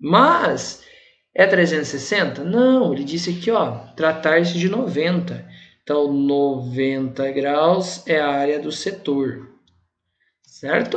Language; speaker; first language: Portuguese; native; Portuguese